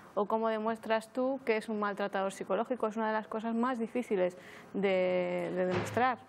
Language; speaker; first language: Spanish; native; Spanish